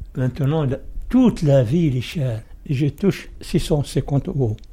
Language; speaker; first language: French; non-native, learner; Arabic